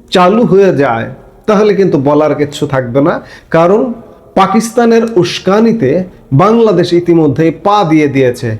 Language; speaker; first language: Bangla; native; Bangla